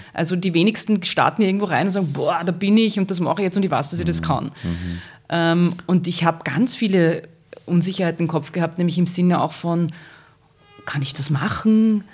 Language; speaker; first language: German; native; German